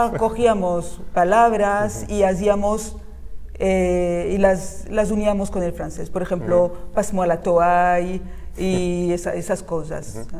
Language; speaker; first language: Spanish; early bilingual, heritage; Spanish